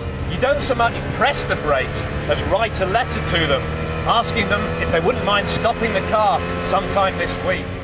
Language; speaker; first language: English; native; English